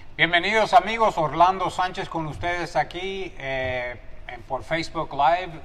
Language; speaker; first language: Spanish; early bilingual, heritage; Spanish